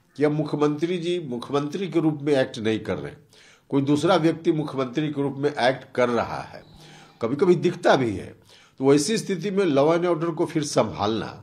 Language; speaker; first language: Hindi; native; Hindi